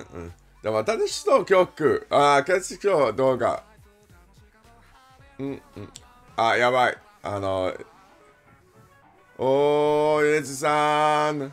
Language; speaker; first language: Japanese; non-native, learner; English